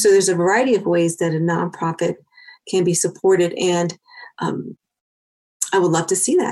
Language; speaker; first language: English; native; English